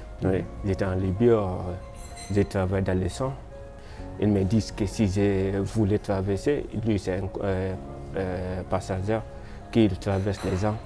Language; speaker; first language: French; non-native, learner; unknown